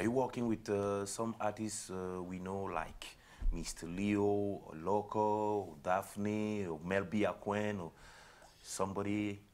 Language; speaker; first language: English; non-native, local second language; French